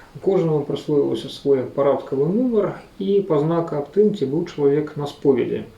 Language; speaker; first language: Belarusian; native; Belarusian